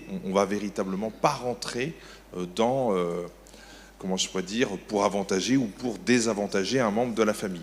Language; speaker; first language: French; native; French